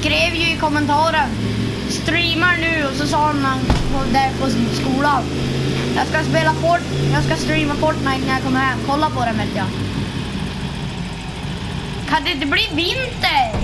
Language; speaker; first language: Swedish; native; Swedish